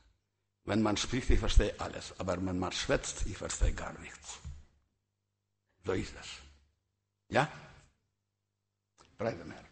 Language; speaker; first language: German; non-native, learner; Russian